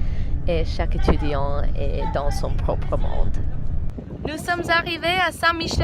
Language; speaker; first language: French; non-native, fluent; English